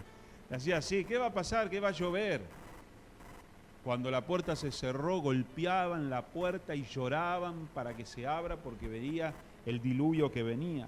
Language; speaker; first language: Spanish; native; Spanish